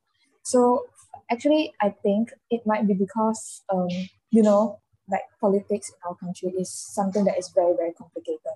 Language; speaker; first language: English; non-native, local second language; Chinese